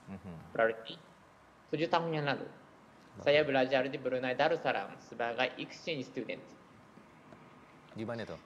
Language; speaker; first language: Indonesian; non-native, learner; Japanese